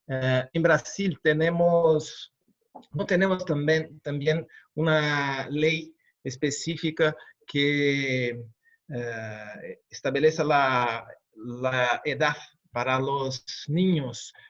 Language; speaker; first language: Spanish; non-native, fluent; Portuguese